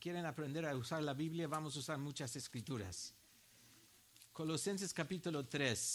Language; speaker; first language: Spanish; non-native, fluent; English